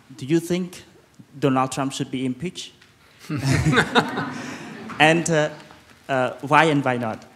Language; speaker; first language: English; non-native, fluent; Khmer